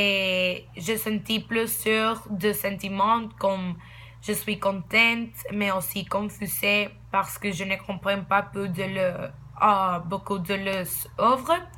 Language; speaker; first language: French; non-native, learner; Spanish